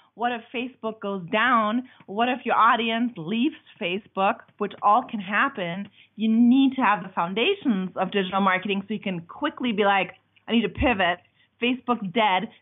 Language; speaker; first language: English; non-native, fluent; German